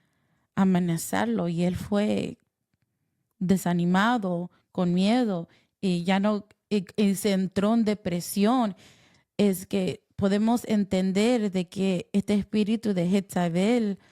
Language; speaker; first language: Spanish; early bilingual, heritage; Spanish